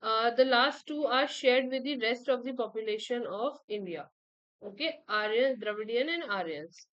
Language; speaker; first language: English; non-native, local second language; Hindi